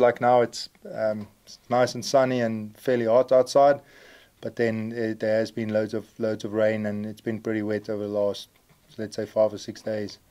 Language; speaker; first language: English; non-native, local second language; Afrikaans